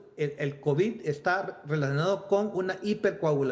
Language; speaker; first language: Spanish; native; Spanish